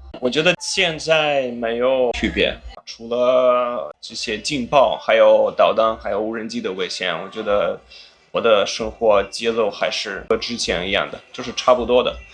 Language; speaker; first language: Chinese; non-native, fluent; Ukrainian